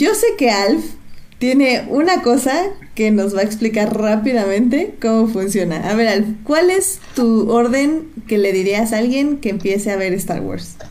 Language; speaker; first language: Spanish; native; Spanish